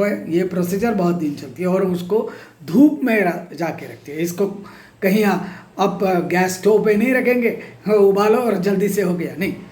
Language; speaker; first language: Hindi; non-native, local second language; Marathi